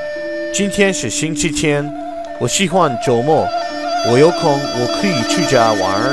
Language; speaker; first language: Chinese; non-native, learner; English